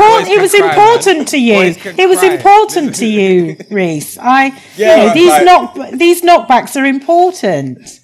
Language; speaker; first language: English; native; English